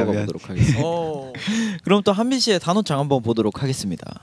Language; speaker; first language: Korean; native; Korean